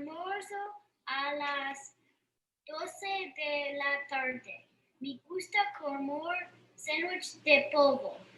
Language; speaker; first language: Spanish; non-native, learner; English